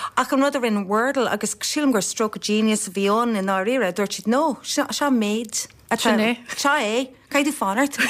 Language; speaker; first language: Irish; non-native, local second language; English